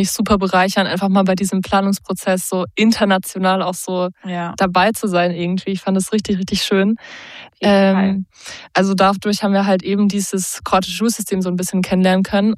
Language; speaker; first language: German; native; German